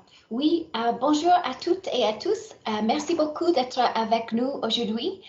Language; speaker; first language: French; non-native, learner; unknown